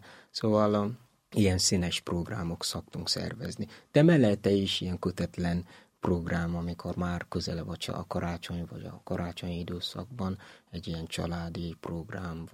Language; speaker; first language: Hungarian; non-native, fluent; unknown